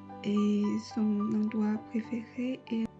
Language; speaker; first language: French; non-native, learner; Chinese